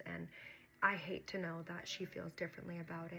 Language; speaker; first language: English; native; English